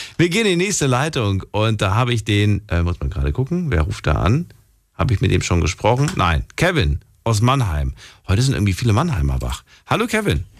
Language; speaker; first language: German; native; German